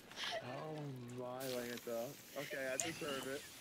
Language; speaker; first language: English; native; English